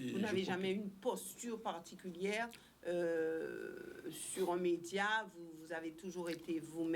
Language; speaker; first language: French; native; French